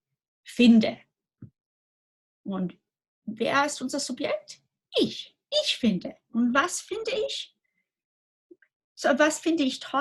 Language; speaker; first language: German; non-native, fluent; English